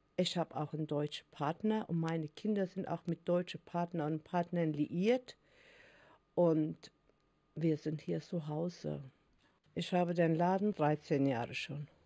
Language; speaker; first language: German; early bilingual, other home language; Turkish